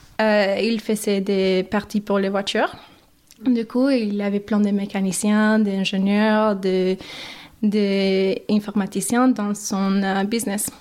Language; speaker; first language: French; non-native, fluent; English